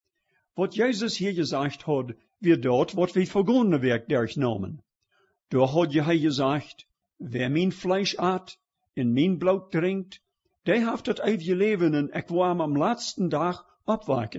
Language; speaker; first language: German; early bilingual, heritage; Plautdietsch